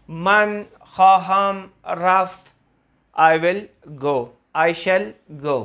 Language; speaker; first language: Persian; non-native, fluent; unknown